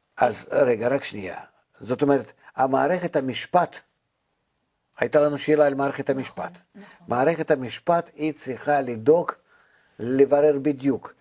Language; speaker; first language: Hebrew; non-native, fluent; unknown